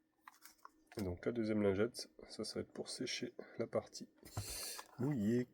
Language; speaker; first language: French; native; French